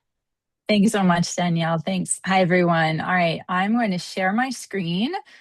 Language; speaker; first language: English; native; English